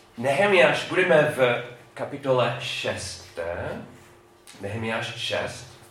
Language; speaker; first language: Czech; non-native, fluent; English